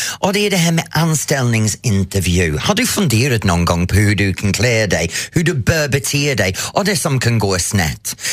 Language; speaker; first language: Swedish; non-native, fluent; English